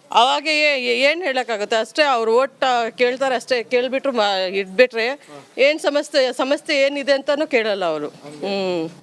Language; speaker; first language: Kannada; non-native, local second language; Urdu